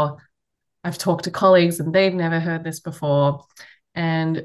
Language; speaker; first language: English; native; English